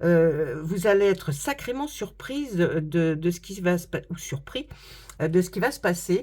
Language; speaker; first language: French; native; French